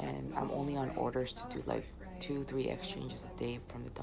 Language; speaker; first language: English; native; English